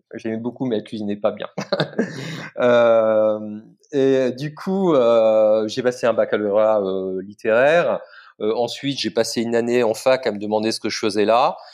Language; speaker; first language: French; native; French